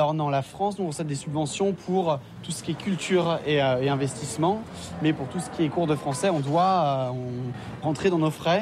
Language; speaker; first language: French; native; French